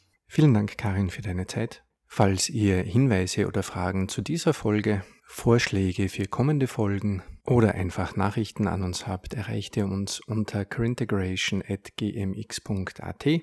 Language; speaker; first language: German; native; German